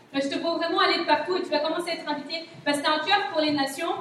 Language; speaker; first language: French; native; French